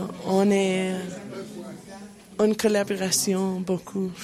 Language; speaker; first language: French; non-native, learner; English